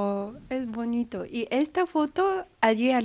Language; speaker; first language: Spanish; non-native, fluent; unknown